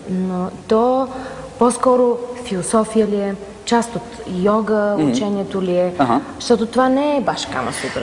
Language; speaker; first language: Bulgarian; native; Bulgarian